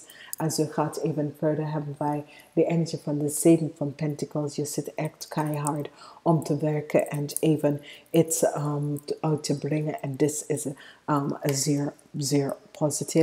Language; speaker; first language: Dutch; non-native, fluent; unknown